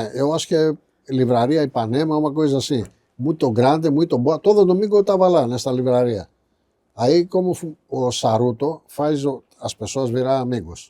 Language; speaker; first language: Portuguese; non-native, fluent; Greek